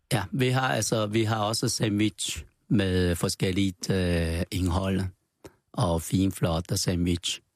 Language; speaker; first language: Danish; non-native, learner; Chinese